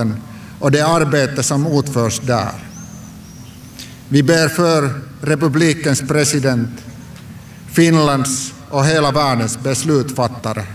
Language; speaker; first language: Swedish; non-native, local second language; Finnish